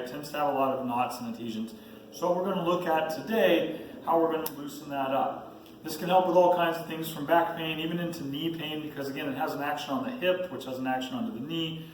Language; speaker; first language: English; native; English